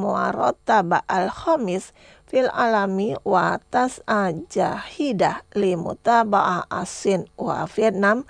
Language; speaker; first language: Arabic; non-native, fluent; Indonesian